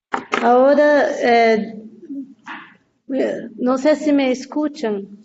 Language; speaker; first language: Spanish; non-native, fluent; Portuguese